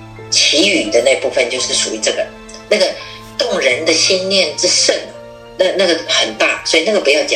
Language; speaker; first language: Chinese; native; Chinese